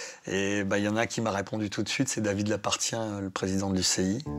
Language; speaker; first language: French; native; French